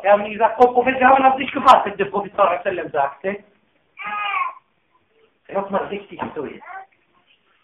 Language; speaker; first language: German; non-native, fluent; Arabic